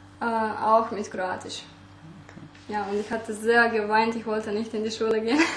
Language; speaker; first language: German; early bilingual, other home language; Croatian